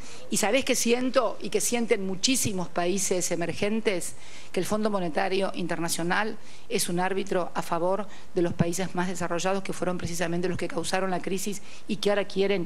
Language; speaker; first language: Spanish; native; Spanish